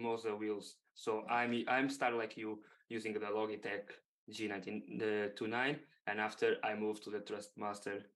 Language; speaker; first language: English; non-native, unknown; Portuguese